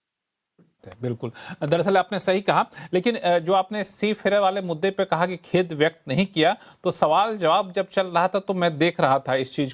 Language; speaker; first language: Hindi; native; Hindi